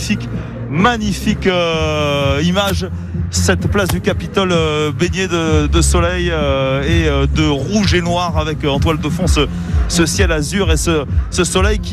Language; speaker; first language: French; native; French